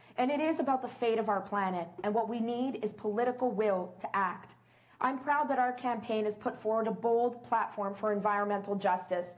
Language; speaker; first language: English; early bilingual, other home language; French